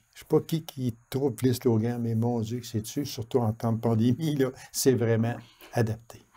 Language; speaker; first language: French; native; French